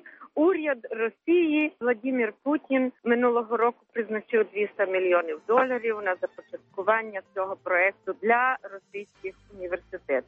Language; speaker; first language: Ukrainian; early bilingual, heritage; Ukrainian